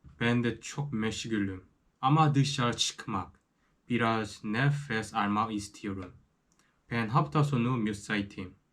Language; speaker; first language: Turkish; non-native, learner; Korean